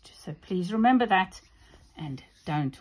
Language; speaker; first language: English; native; English